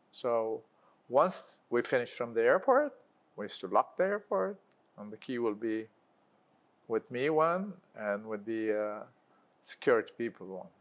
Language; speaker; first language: English; non-native, local second language; Arabic